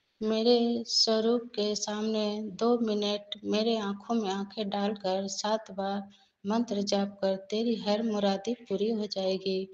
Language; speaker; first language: Hindi; native; Hindi